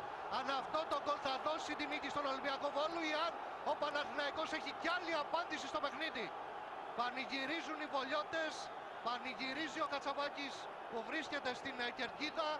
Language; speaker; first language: Greek; native; Greek